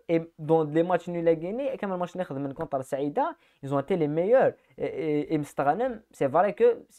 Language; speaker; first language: French; native; French